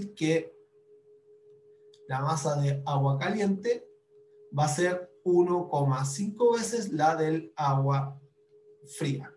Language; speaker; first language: Spanish; native; Spanish